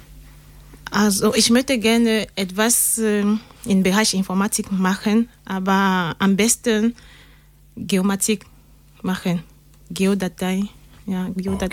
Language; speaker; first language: German; non-native, learner; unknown